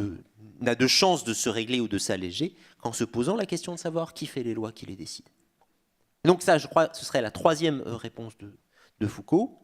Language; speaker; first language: French; native; French